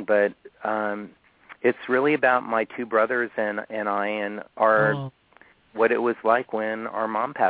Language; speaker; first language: English; native; English